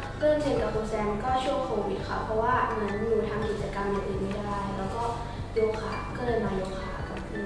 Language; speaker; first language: Thai; native; Thai